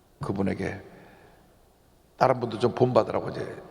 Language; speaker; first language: Korean; native; Korean